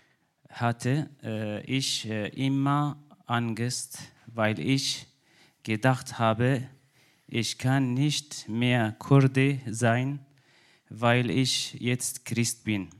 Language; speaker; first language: German; non-native, learner; Kurdish